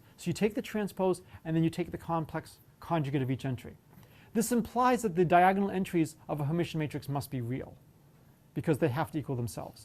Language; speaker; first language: English; native; English